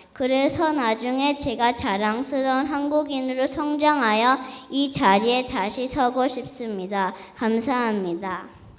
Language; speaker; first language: Korean; early bilingual, heritage; Korean